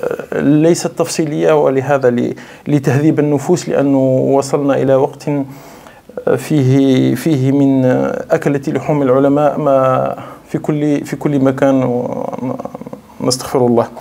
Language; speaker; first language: Arabic; non-native, fluent; French